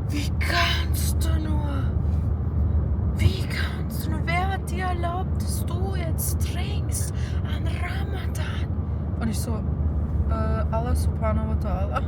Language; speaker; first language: German; early bilingual, other home language; Bosnian